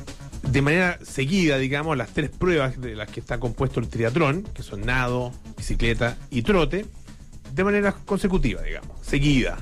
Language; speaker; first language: Spanish; native; Spanish